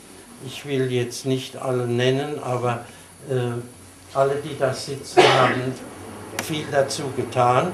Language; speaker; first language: German; non-native, learner; French